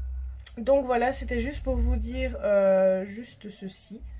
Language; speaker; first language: French; native; French